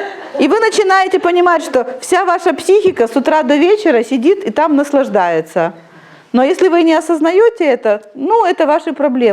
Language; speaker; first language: Russian; native; Russian